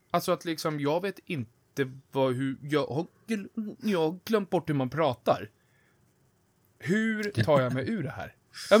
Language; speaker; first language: Swedish; native; Swedish